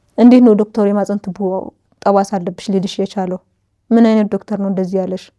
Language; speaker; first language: Amharic; native; Amharic